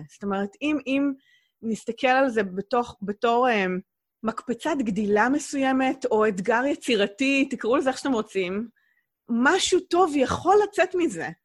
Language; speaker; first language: Hebrew; native; Hebrew